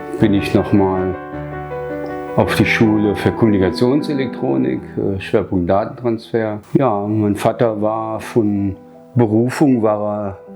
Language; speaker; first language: German; early bilingual, other home language; Slovenian